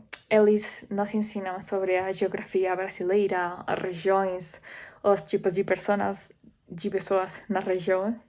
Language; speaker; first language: Portuguese; non-native, fluent; Spanish